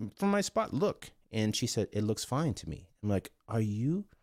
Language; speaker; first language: English; non-native, fluent; Korean